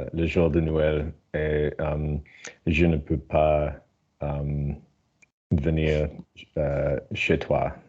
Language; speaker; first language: French; non-native, learner; English